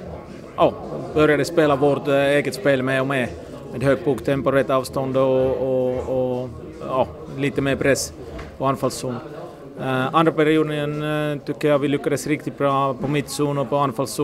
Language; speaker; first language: Swedish; non-native, fluent; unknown